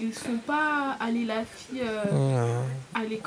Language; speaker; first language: French; native; French